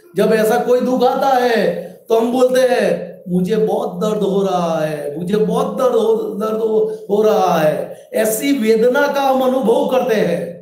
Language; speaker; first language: Hindi; non-native, local second language; Gujarati